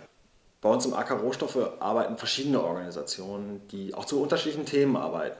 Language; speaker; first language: German; native; German